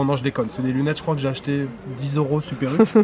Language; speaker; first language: French; native; French